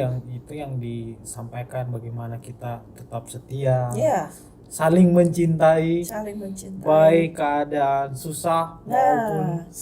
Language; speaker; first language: Indonesian; native; Indonesian